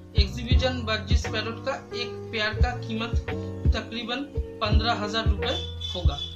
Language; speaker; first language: Hindi; non-native, local second language; Bangla